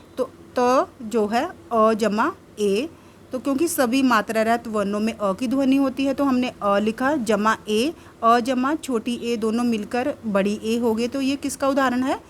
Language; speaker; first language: Hindi; native; Hindi